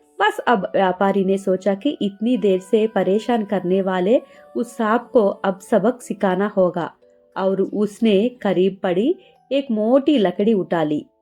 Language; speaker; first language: Hindi; non-native, local second language; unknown